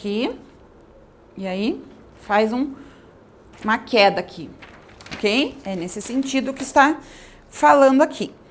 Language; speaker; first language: Portuguese; native; Portuguese